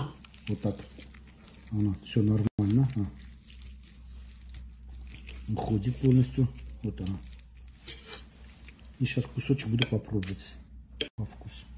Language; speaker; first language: Russian; non-native, fluent; Armenian